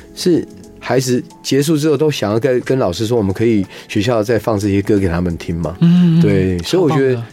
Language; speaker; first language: Chinese; non-native, local second language; Hakka Chinese